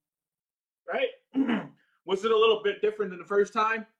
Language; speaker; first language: English; native; English